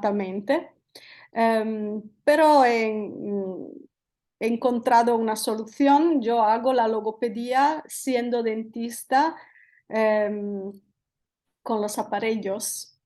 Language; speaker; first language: Spanish; non-native, fluent; Italian